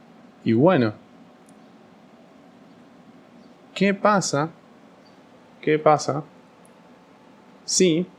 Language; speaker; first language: Spanish; native; Spanish